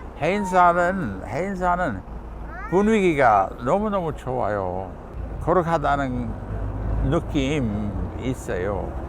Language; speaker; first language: Korean; non-native, fluent; English